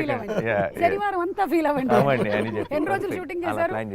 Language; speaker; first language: Telugu; native; Telugu